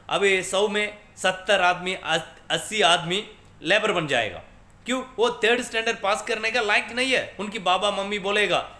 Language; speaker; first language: Hindi; non-native, local second language; Tamil